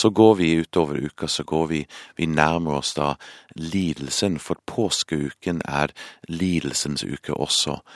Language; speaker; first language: Norwegian; non-native, fluent; English